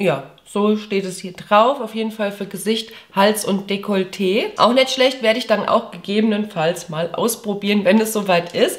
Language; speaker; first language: German; native; German